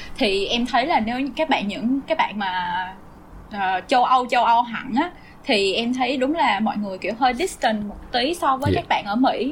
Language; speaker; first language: Vietnamese; native; Vietnamese